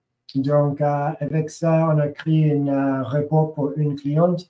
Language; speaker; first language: French; non-native, learner; English